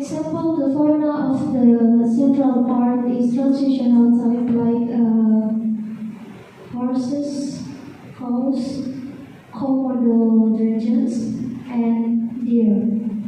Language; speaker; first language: English; non-native, learner; Indonesian